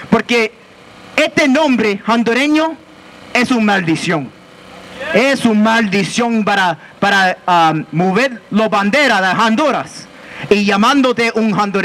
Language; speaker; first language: Spanish; non-native, learner; English